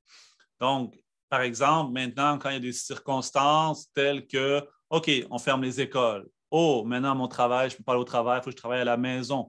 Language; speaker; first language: French; native; French